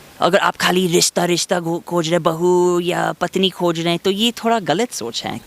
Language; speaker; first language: Hindi; non-native, fluent; English